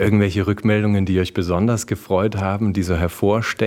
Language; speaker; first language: German; native; German